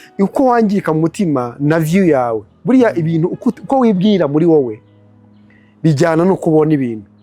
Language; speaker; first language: Kinyarwanda; native; Kinyarwanda